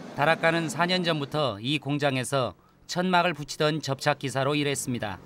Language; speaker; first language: Korean; native; Korean